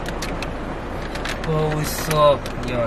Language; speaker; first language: Japanese; early bilingual, other home language; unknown